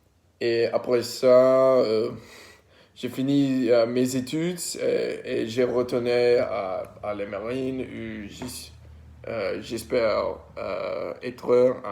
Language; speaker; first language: French; non-native, learner; English